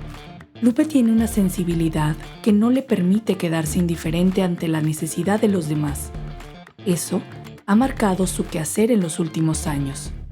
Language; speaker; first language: Spanish; native; Spanish